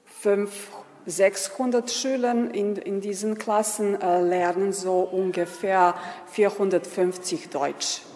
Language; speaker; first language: German; non-native, fluent; Serbian